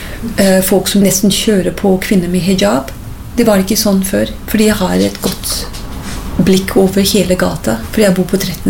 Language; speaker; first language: Norwegian; non-native, fluent; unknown